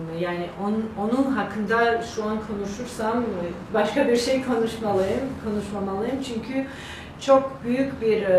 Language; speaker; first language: Turkish; non-native, learner; Georgian